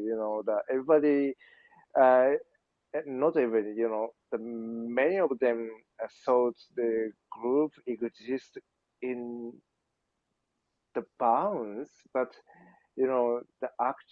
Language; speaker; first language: English; non-native, learner; Japanese